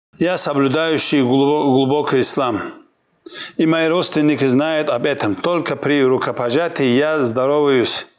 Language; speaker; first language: Russian; non-native, local second language; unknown